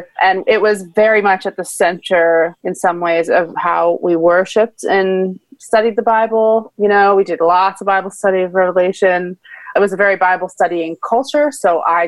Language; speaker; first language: English; native; English